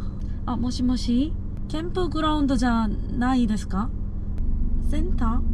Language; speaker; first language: Japanese; non-native, learner; Korean